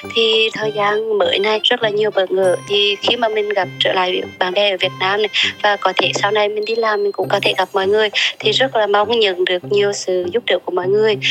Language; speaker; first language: Vietnamese; native; Vietnamese